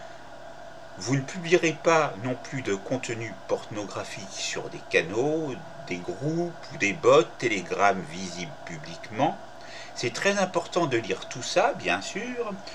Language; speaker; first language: French; native; French